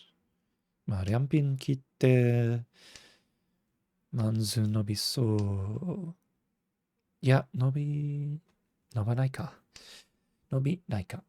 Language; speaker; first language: Japanese; non-native, fluent; English